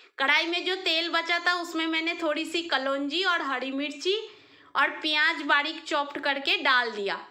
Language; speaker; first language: Hindi; non-native, local second language; Bangla